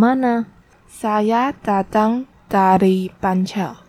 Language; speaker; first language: Indonesian; non-native, learner; Chinese